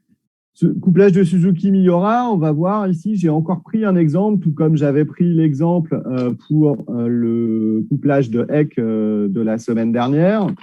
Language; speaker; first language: French; native; French